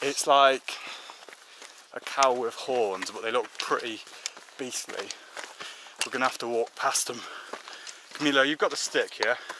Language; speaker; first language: English; native; English